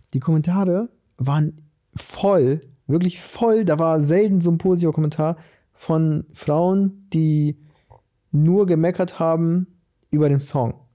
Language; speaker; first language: German; early bilingual, other home language; Portuguese